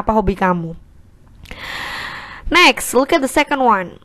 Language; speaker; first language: English; non-native, fluent; Indonesian